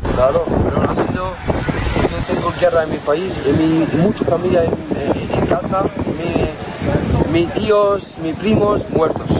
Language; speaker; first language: Spanish; non-native, learner; Arabic